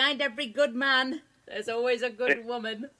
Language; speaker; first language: English; native; English